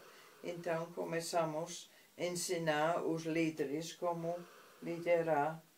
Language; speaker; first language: Portuguese; non-native, fluent; English